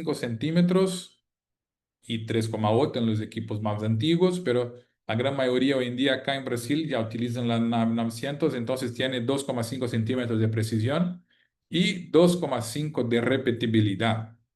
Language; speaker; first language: Spanish; non-native, fluent; Portuguese